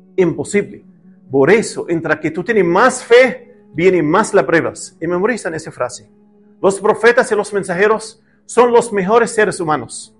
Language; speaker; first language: Spanish; non-native, learner; Arabic